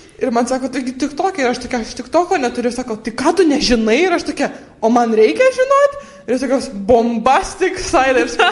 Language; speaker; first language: Lithuanian; native; Lithuanian